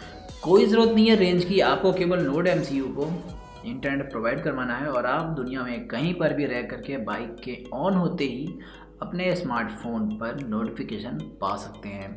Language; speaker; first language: Hindi; native; Hindi